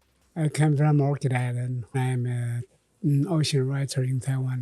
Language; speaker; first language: English; non-native, learner; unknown